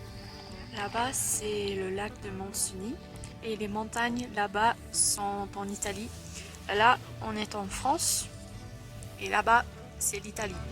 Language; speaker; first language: French; non-native, fluent; English